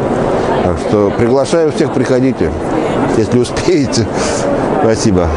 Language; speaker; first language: Russian; native; Russian